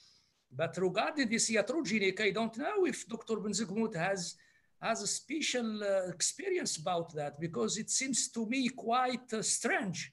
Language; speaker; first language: English; non-native, fluent; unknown